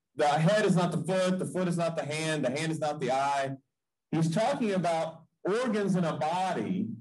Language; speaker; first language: English; native; English